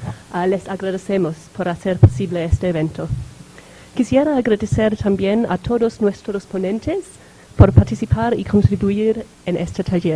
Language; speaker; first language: Spanish; non-native, fluent; English